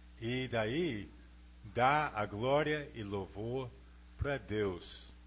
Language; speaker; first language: Portuguese; non-native, fluent; English